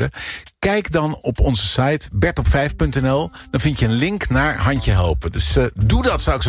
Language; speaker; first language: Dutch; native; Dutch